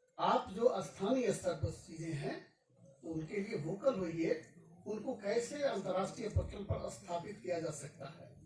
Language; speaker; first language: Hindi; native; Hindi